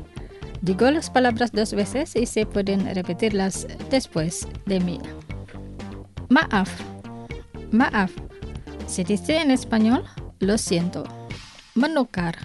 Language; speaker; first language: Spanish; non-native, fluent; Indonesian